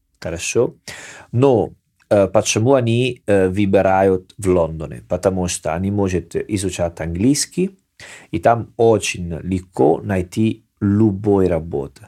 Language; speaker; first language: Russian; non-native, learner; Italian